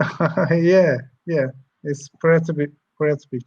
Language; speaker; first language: English; non-native, learner; Turkish